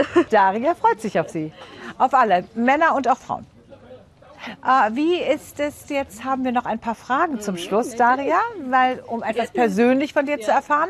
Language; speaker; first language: German; native; German